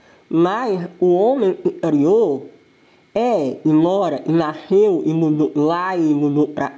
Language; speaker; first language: Portuguese; non-native, local second language; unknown